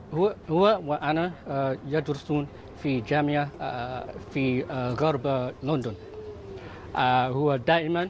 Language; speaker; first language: Arabic; non-native, learner; Filipino